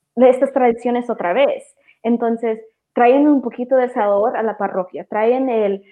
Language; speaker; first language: Spanish; early bilingual, heritage; Spanish